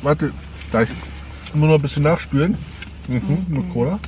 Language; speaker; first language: German; native; German